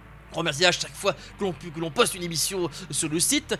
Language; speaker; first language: French; native; French